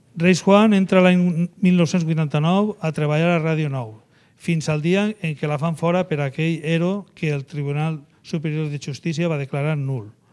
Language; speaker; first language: Catalan; native; Catalan